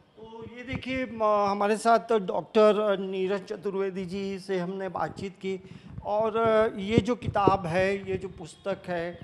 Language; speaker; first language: Hindi; native; Hindi